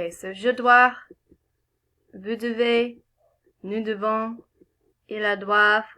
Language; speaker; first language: French; non-native, fluent; English